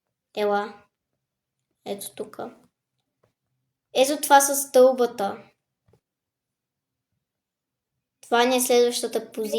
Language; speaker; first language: Bulgarian; native; Bulgarian